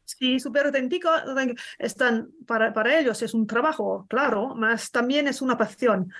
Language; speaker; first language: Spanish; non-native, learner; French